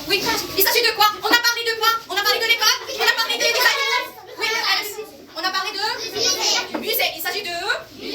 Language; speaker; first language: French; non-native, local second language; Arabic